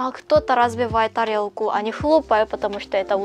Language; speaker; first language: Russian; non-native, learner; Korean